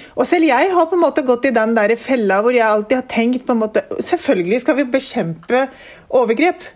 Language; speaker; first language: Norwegian; early bilingual, other home language; Urdu